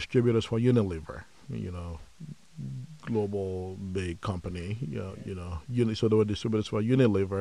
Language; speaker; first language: English; non-native, local second language; Yoruba